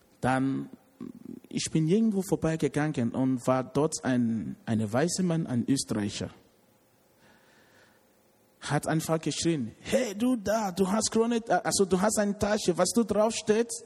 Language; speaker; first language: German; non-native, learner; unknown